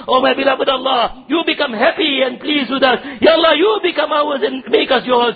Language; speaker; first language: English; non-native, local second language; Urdu